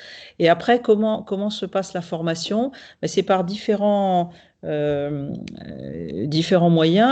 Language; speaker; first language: French; native; French